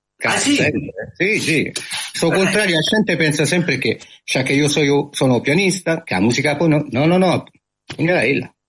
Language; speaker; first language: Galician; non-native, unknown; Italian